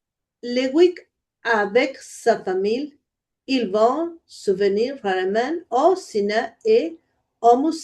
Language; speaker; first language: French; non-native, learner; Spanish